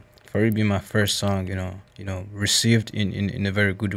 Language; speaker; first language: English; non-native, local second language; Esan